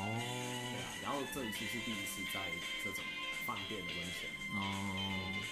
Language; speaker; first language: Chinese; non-native, local second language; Cantonese